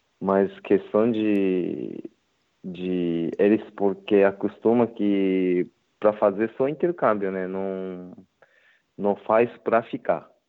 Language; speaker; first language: Portuguese; non-native, learner; Japanese